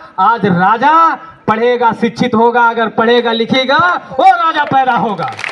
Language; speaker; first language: Hindi; native; Hindi